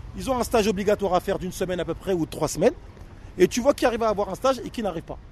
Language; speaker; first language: French; native; French